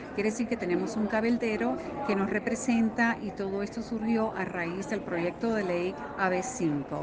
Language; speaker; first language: Spanish; native; Spanish